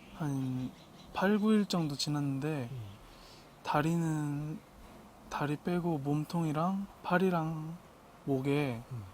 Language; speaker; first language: Korean; native; Korean